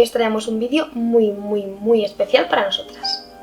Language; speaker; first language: Spanish; native; Spanish